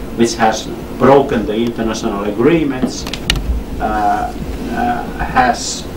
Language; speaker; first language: English; non-native, fluent; Finnish